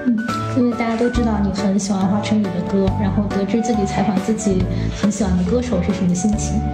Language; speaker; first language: Chinese; native; Chinese